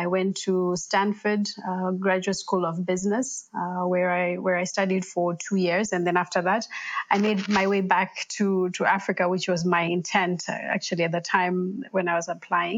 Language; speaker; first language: English; non-native, local second language; Shona